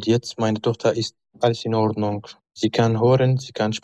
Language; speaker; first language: German; non-native, learner; Arabic